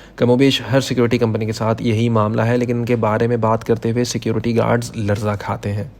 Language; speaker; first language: Urdu; native; Urdu